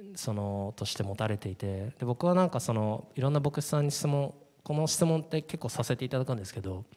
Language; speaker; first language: Japanese; native; Japanese